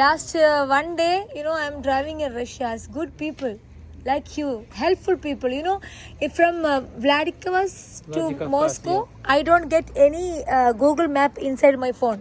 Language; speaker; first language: English; non-native, learner; Malayalam